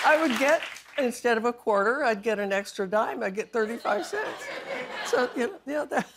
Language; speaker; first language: English; native; English